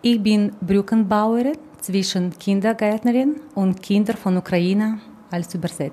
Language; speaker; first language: German; non-native, learner; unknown